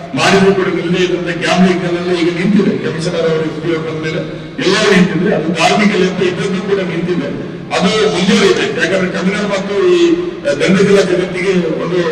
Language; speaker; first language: Kannada; non-native, local second language; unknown